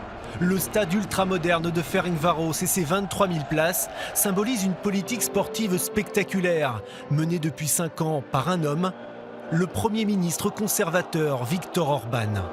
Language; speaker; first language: French; native; French